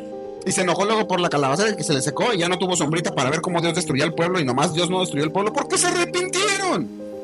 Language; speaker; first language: Spanish; native; Spanish